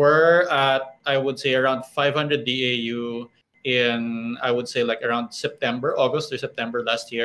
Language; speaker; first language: English; non-native, local second language; Filipino